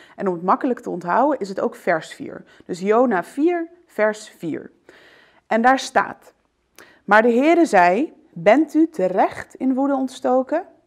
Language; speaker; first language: Dutch; early bilingual, other home language; Arabic